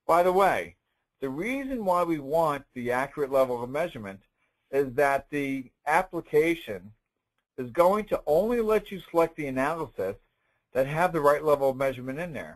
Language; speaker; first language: English; native; English